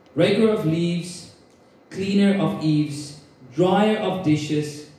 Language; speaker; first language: English; non-native, local second language; Afrikaans